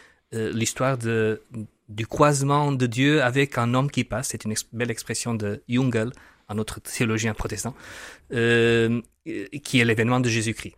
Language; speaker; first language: French; non-native, fluent; Portuguese